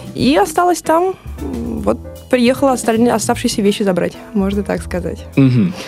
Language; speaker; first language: Russian; native; Russian